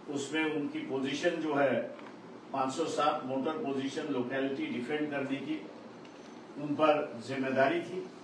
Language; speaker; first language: Hindi; non-native, local second language; Marathi